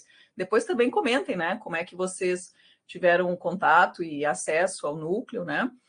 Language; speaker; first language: Portuguese; native; Portuguese